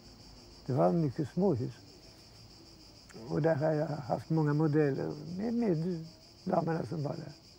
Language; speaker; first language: Swedish; early bilingual, heritage; Swedish